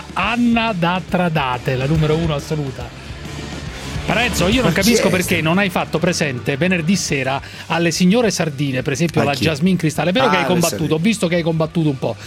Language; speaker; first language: Italian; native; Italian